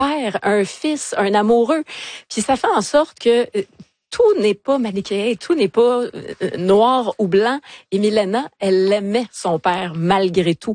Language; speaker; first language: French; native; French